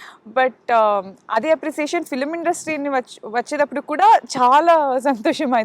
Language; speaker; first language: Telugu; non-native, local second language; Kannada